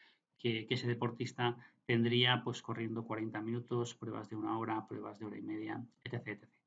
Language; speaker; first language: Spanish; native; Spanish